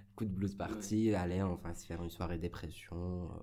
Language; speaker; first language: French; non-native, local second language; Arabic